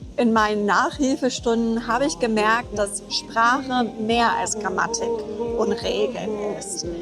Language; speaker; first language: German; non-native, fluent; English